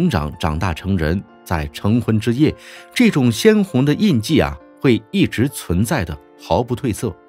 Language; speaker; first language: Chinese; native; Chinese